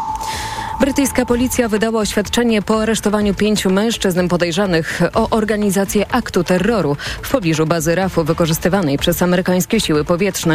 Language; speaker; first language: Polish; native; Polish